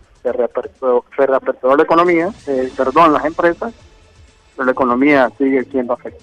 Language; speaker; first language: Spanish; native; Spanish